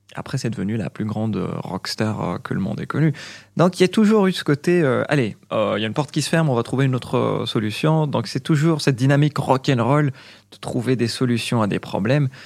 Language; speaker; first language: French; non-native, local second language; Arabic